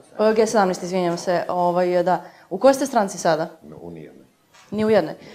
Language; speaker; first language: Serbian; native; Serbian